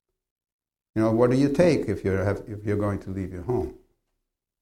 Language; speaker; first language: English; early bilingual, other home language; Polish